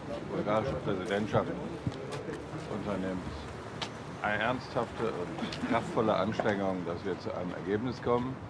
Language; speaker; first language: German; native; German